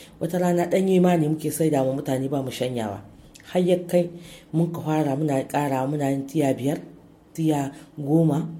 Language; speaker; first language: Hausa; native; Hausa